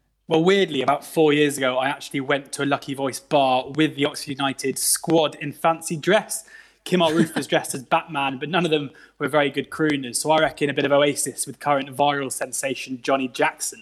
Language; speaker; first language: English; native; English